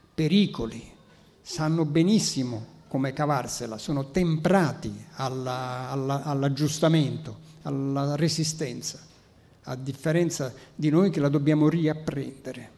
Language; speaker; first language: Italian; native; Italian